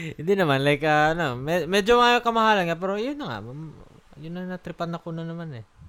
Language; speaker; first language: Filipino; non-native, local second language; Cebuano